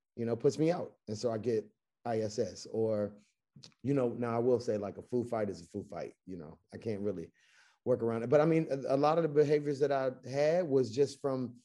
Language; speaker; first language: English; native; English